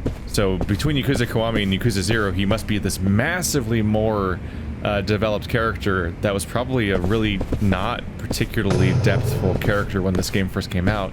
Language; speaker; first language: English; native; English